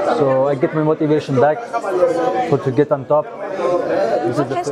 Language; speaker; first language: English; non-native, learner; Armenian